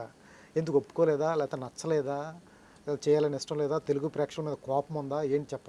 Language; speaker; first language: Telugu; native; Telugu